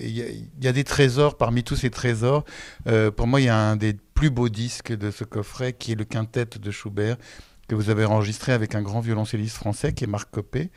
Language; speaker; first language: French; native; French